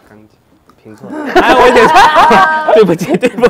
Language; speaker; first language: Chinese; native; Chinese